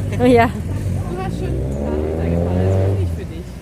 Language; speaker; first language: German; non-native, learner; Thai